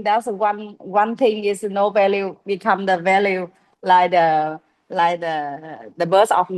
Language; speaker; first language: English; non-native, learner; Vietnamese